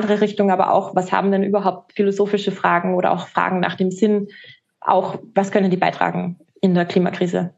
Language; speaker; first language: German; native; German